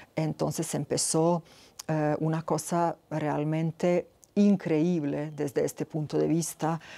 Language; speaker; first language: Spanish; non-native, fluent; Serbian